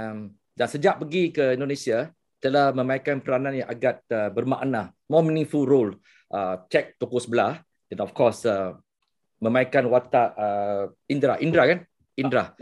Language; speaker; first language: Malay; non-native, local second language; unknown